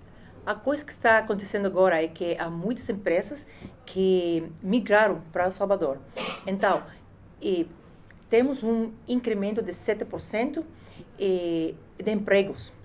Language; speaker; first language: Portuguese; non-native, fluent; Spanish